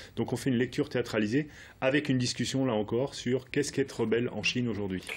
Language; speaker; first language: French; native; French